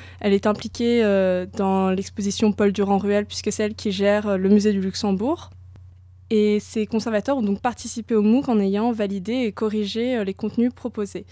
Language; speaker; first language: French; native; French